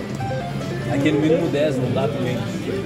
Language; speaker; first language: Portuguese; native; Portuguese